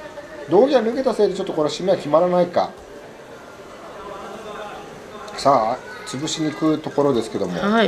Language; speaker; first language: Japanese; native; Japanese